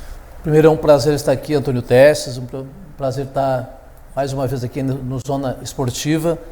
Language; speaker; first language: Portuguese; native; Portuguese